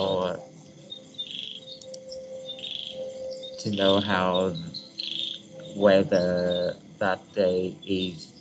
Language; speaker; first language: English; non-native, learner; Vietnamese